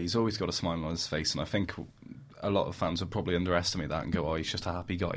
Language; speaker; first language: English; native; English